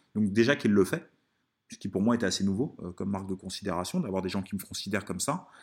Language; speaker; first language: French; early bilingual, other home language; Italian